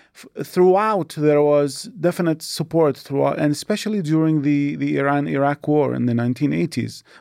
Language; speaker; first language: English; non-native, fluent; Arabic